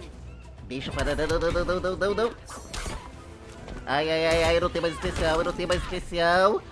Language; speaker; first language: Portuguese; native; Portuguese